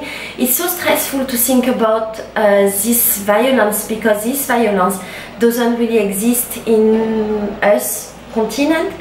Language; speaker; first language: English; non-native, learner; French